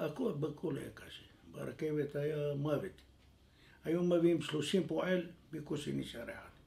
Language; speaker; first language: Hebrew; non-native, fluent; French